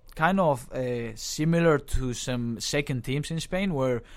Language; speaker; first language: English; non-native, fluent; Spanish